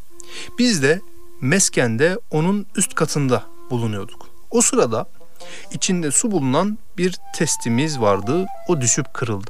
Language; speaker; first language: Turkish; native; Turkish